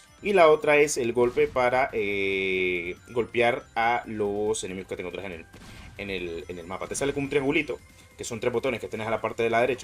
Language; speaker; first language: Spanish; native; Spanish